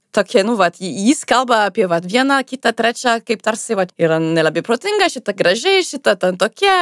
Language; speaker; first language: Lithuanian; non-native, fluent; French